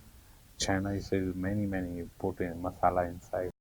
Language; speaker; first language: English; non-native, learner; Urdu